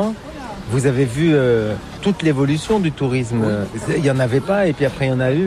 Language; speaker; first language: French; native; French